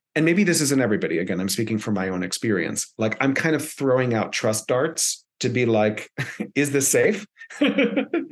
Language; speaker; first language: English; early bilingual, other home language; Spanish